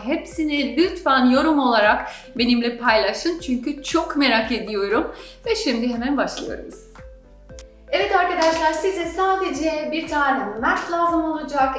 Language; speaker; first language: Turkish; non-native, fluent; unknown